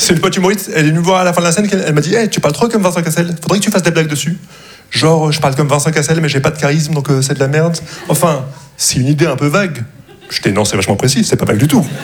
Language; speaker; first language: French; non-native, local second language; Arabic